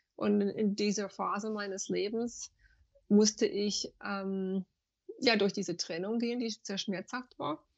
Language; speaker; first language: German; non-native, fluent; English